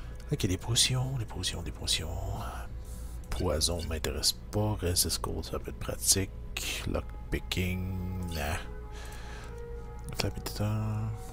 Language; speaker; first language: French; native; French